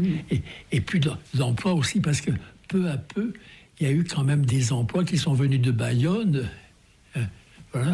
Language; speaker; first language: French; native; French